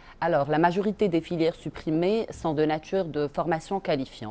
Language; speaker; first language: French; non-native, local second language; Arabic